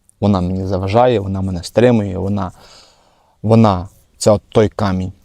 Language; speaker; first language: Ukrainian; non-native, local second language; Russian